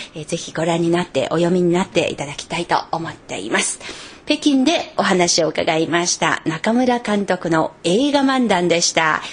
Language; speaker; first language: Japanese; non-native, fluent; Chinese